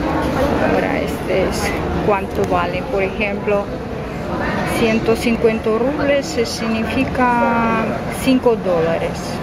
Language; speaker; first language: Spanish; non-native, fluent; Russian